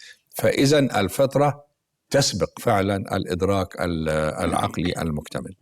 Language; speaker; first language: Arabic; native; Arabic